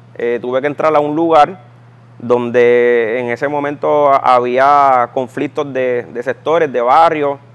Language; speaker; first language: Spanish; native; Spanish